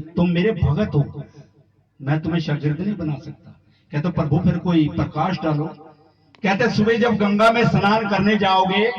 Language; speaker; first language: Hindi; non-native, local second language; Punjabi